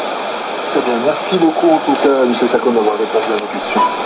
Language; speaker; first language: French; native; French